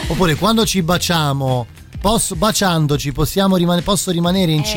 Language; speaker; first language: Italian; native; Italian